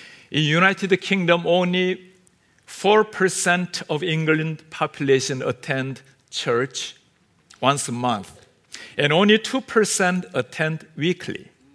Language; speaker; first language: English; non-native, fluent; Korean